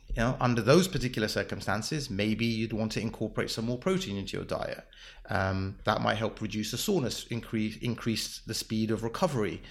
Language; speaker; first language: English; native; English